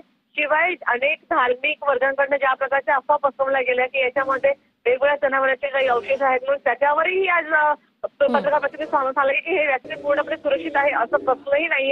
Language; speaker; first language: Marathi; native; Marathi